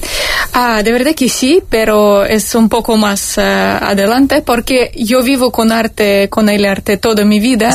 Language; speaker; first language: Spanish; non-native, learner; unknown